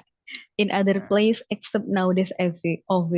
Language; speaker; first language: English; non-native, fluent; Javanese